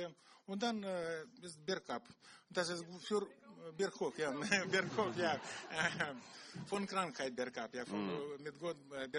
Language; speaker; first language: German; non-native, learner; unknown